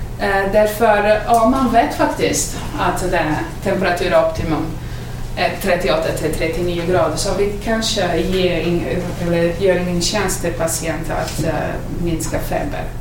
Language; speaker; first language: Swedish; non-native, fluent; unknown